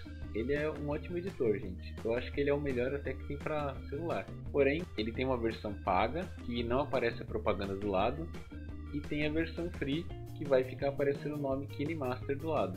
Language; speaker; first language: Portuguese; native; Portuguese